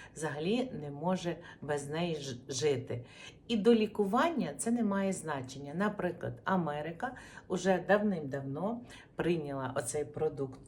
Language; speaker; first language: Ukrainian; native; Ukrainian